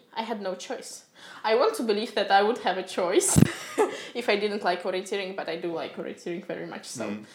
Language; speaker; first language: English; non-native, fluent; Russian